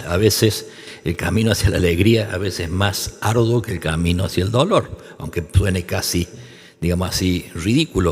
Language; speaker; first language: Spanish; native; Spanish